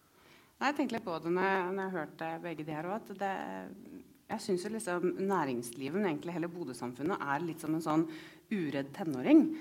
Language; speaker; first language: Norwegian; native; Norwegian